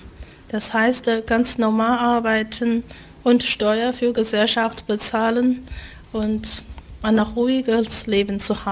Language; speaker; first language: German; non-native, fluent; Chinese